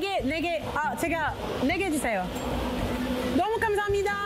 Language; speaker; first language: Korean; non-native, learner; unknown